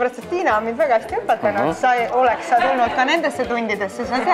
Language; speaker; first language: Estonian; native; Estonian